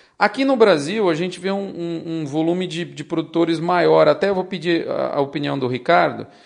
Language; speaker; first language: Portuguese; native; Portuguese